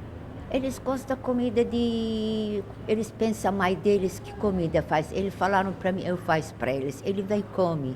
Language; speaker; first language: Portuguese; non-native, learner; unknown